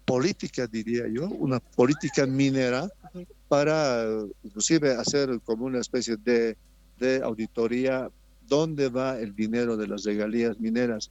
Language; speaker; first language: Spanish; native; Spanish